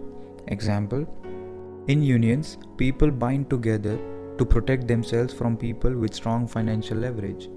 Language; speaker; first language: English; non-native, local second language; Hindi